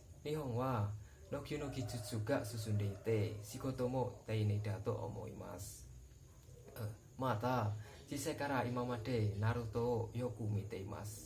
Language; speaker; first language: Japanese; non-native, learner; Indonesian